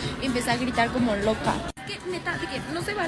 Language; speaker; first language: Spanish; native; Spanish